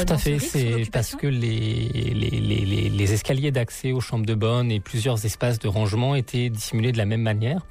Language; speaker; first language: French; native; French